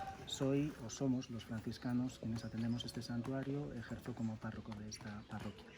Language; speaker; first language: Spanish; native; Spanish